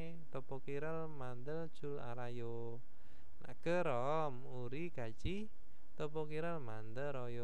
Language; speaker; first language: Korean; non-native, fluent; Indonesian